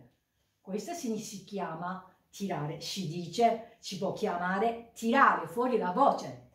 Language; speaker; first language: Italian; non-native, learner; Japanese